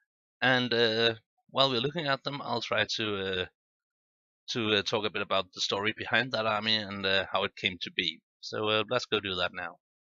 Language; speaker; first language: English; non-native, fluent; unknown